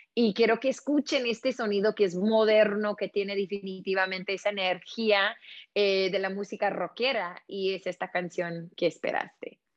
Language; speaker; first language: Spanish; early bilingual, heritage; Spanish